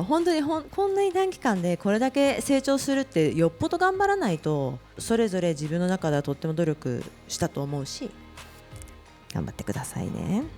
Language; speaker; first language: Japanese; native; Japanese